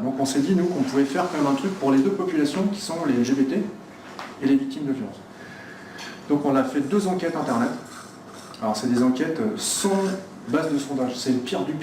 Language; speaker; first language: French; native; French